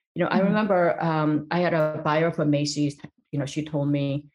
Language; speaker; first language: English; early bilingual, other home language; Korean